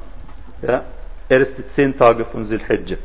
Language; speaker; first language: German; non-native, fluent; Arabic